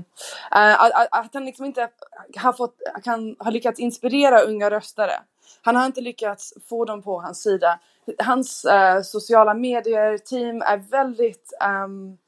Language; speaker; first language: Swedish; non-native, fluent; English